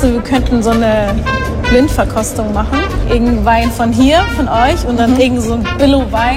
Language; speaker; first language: German; native; German